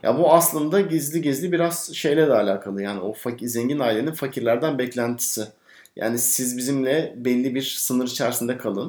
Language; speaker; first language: Turkish; native; Turkish